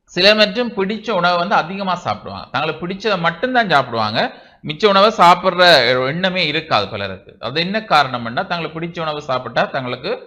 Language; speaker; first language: Tamil; native; Tamil